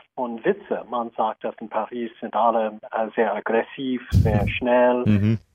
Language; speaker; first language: German; non-native, fluent; English